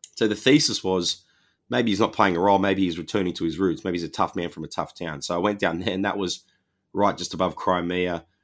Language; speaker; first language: English; native; English